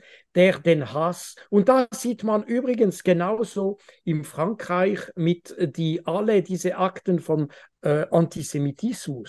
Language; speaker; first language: German; non-native, fluent; French